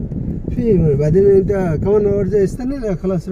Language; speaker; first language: Arabic; non-native, learner; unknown